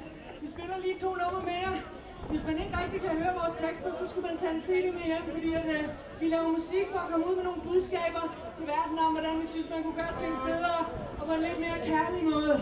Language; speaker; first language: Danish; native; Danish